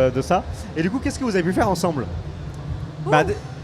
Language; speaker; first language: French; native; French